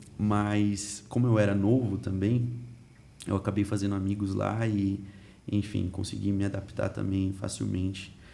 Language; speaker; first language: Portuguese; early bilingual, heritage; Portuguese